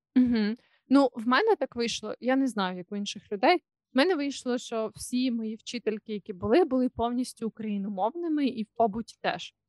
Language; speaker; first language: Ukrainian; non-native, local second language; Russian